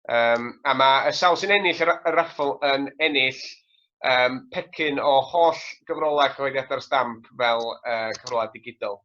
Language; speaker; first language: Welsh; native; Welsh